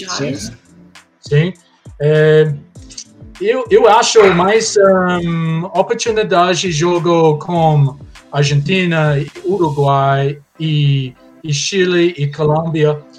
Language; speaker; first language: Portuguese; non-native, learner; English